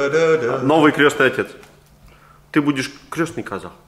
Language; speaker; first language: Russian; native; Russian